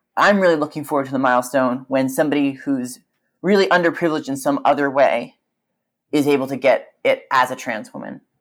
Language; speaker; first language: English; native; English